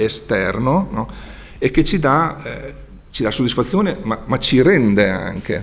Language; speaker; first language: Italian; native; Italian